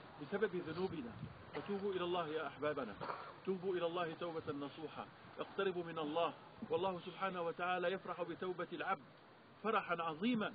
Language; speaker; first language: Arabic; native; Arabic